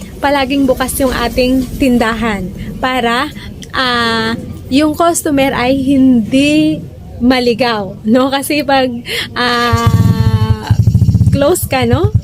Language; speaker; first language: Filipino; non-native, local second language; Hiligaynon